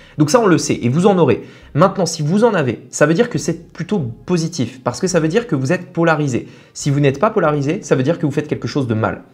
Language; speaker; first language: French; native; French